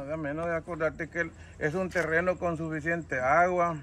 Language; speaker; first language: Spanish; native; Spanish